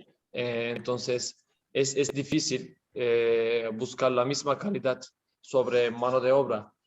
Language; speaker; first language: Spanish; non-native, learner; Turkish